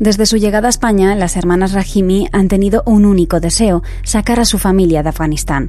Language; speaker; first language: Spanish; native; Spanish